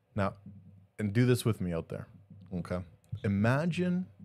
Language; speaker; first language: English; early bilingual, other home language; Spanish